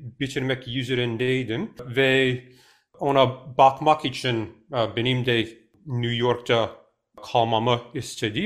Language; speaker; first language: Turkish; non-native, fluent; English